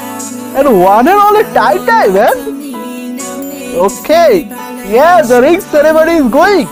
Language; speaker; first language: English; non-native, learner; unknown